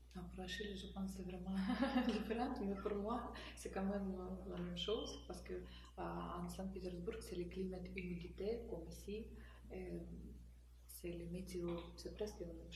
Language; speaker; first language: French; non-native, learner; Russian